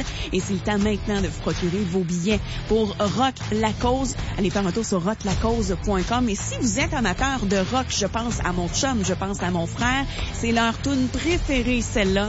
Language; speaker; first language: French; native; French